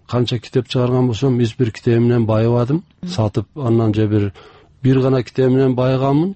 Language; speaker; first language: Kyrgyz; early bilingual, heritage; Kyrgyz